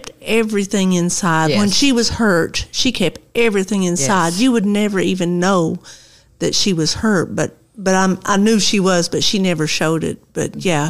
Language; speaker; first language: English; native; English